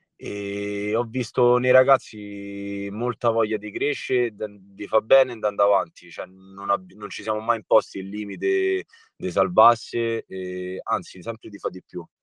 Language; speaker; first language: Italian; native; Italian